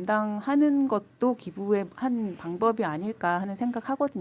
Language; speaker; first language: Korean; native; Korean